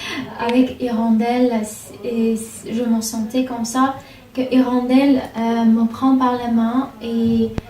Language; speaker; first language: French; non-native, fluent; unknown